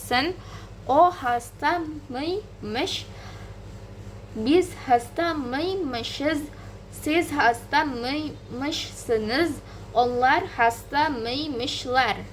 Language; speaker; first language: Turkish; non-native, learner; Indonesian